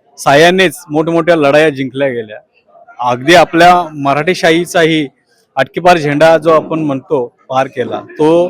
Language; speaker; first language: Marathi; native; Marathi